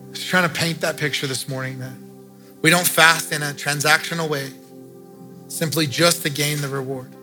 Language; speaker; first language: English; native; English